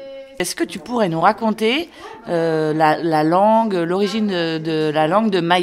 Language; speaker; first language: French; native; French